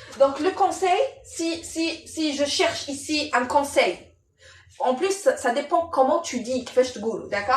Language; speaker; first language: French; non-native, local second language; Arabic